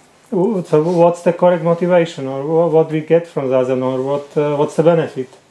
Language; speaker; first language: English; non-native, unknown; Slovak